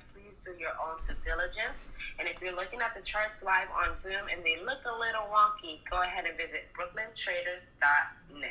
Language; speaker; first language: English; native; English